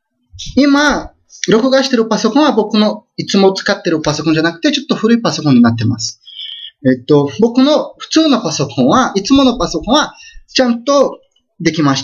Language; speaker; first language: Japanese; non-native, fluent; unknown